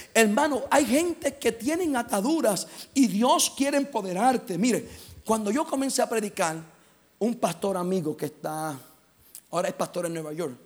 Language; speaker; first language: Spanish; native; Spanish